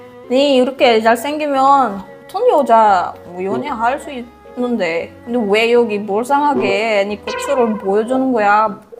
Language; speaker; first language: Korean; non-native, fluent; Filipino